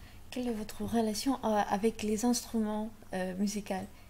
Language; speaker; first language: French; non-native, learner; Russian